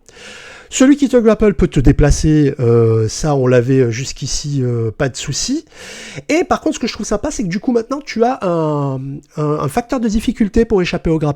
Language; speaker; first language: French; native; French